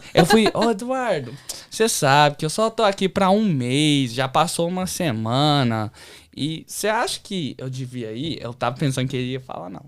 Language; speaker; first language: Portuguese; early bilingual, heritage; Portuguese